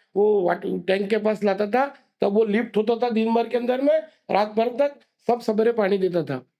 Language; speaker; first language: Hindi; non-native, local second language; Marathi